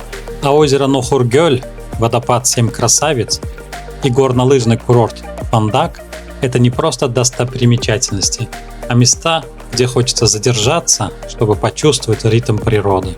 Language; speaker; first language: Russian; native; Russian